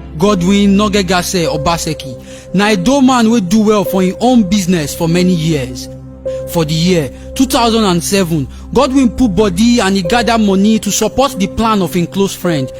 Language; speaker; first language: Nigerian Pidgin; native; Nigerian Pidgin